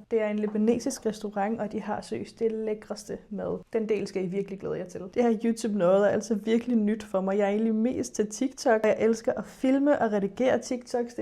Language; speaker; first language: Danish; early bilingual, other home language; Arabic